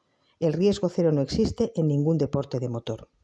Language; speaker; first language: Spanish; native; Spanish